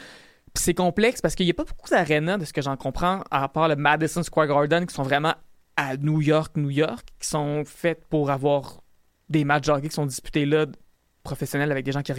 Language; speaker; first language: French; native; French